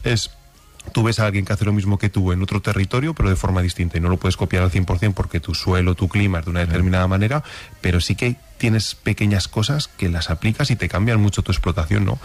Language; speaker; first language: Spanish; native; Spanish